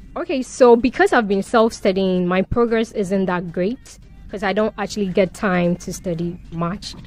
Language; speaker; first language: English; non-native, local second language; Akan